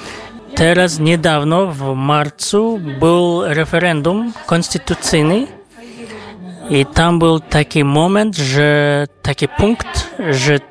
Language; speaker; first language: Polish; non-native, fluent; Kazakh